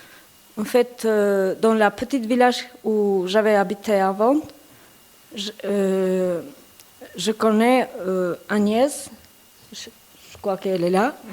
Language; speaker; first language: French; non-native, learner; Albanian